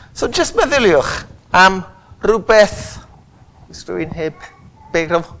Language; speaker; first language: Welsh; non-native, local second language; English